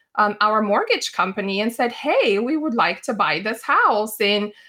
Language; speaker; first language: English; non-native, fluent; Bulgarian